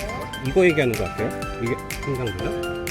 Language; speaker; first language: Korean; native; Korean